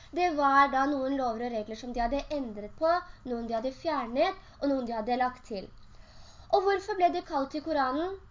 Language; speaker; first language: Norwegian; early bilingual, other home language; Urdu